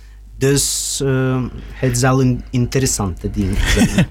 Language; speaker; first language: Dutch; non-native, learner; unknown